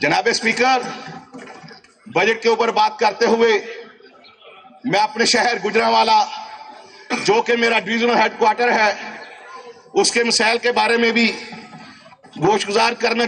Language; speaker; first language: Urdu; non-native, local second language; Punjabi